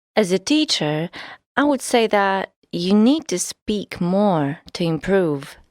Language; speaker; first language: English; non-native, fluent; Polish